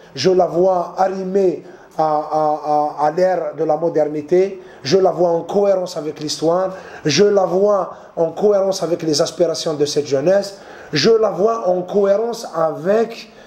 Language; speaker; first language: French; non-native, local second language; Arabic